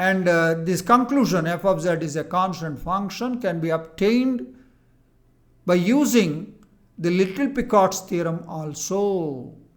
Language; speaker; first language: English; non-native, local second language; Telugu